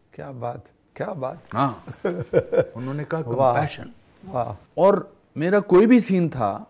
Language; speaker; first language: Hindi; native; Hindi